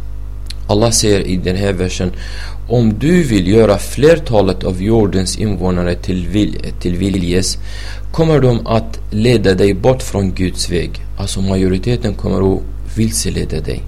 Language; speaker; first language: Swedish; non-native, fluent; Arabic